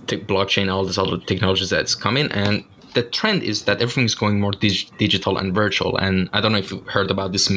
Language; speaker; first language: English; non-native, fluent; Persian